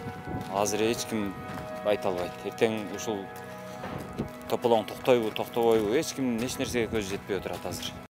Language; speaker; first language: Kyrgyz; native; Kyrgyz